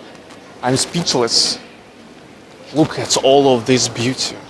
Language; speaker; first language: English; non-native, fluent; Russian